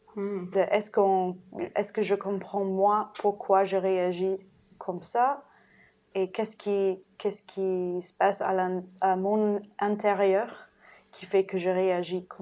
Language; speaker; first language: French; non-native, fluent; English